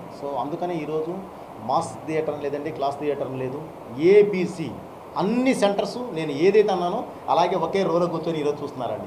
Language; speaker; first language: Telugu; native; Telugu